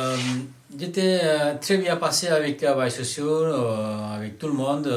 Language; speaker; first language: French; non-native, learner; Bangla